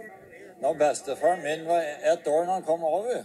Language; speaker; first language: Norwegian; early bilingual, heritage; Norwegian